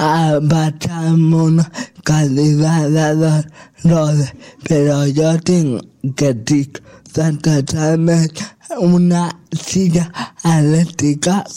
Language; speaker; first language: Catalan; non-native, local second language; Spanish